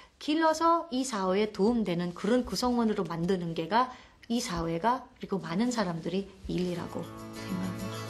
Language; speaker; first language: Korean; non-native, fluent; Filipino